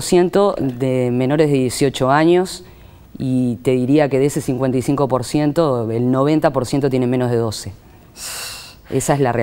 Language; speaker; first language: Spanish; native; Spanish